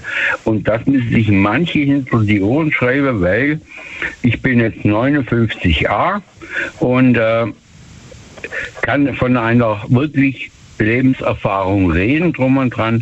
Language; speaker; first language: German; native; German